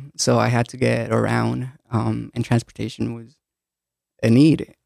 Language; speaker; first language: English; early bilingual, other home language; Spanish